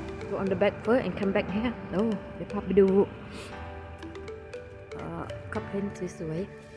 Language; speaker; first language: English; non-native, learner; Thai